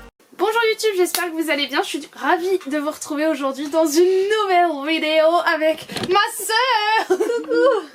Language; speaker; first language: French; native; French